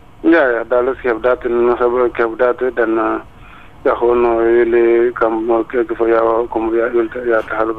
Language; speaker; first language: Dutch; non-native, learner; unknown